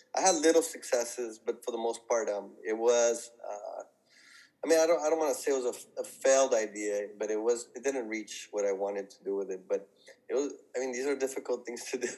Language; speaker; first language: English; native; English